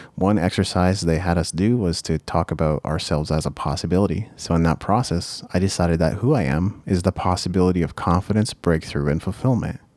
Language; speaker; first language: English; early bilingual, other home language; Japanese